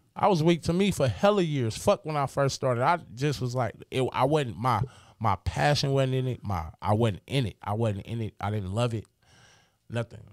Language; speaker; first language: English; native; English